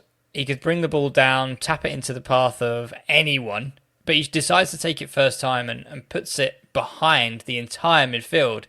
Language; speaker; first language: English; native; English